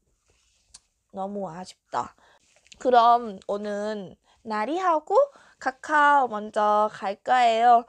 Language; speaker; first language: Korean; non-native, fluent; Thai